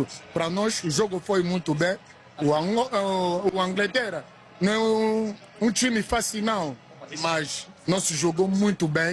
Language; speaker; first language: Portuguese; non-native, learner; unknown